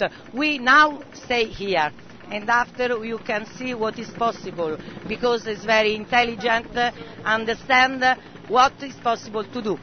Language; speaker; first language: English; non-native, learner; Italian